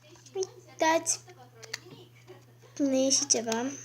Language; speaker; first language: Romanian; native; Romanian